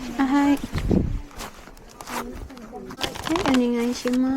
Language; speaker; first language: Japanese; non-native, learner; Filipino